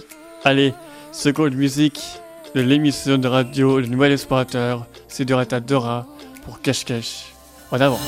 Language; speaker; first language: French; native; French